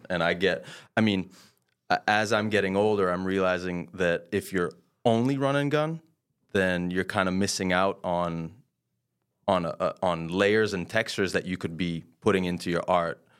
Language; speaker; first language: English; non-native, fluent; French